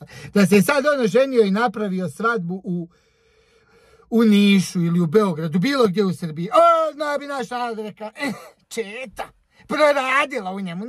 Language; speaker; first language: Croatian; native; Croatian